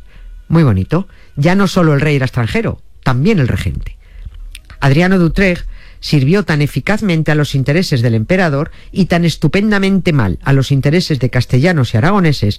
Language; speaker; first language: Spanish; native; Spanish